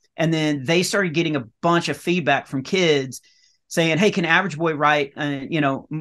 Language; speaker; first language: English; native; English